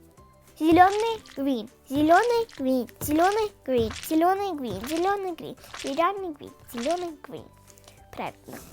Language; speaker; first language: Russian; early bilingual, heritage; Russian